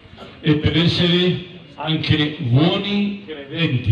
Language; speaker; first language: Italian; non-native, fluent; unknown